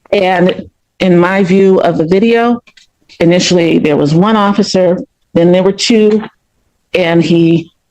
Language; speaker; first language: English; native; English